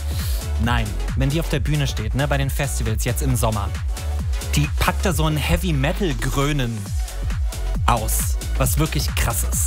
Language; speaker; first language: German; native; German